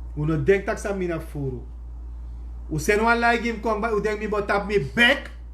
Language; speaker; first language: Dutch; native; Dutch